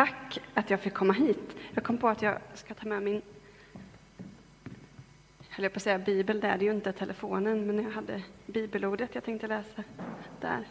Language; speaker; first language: Swedish; native; Swedish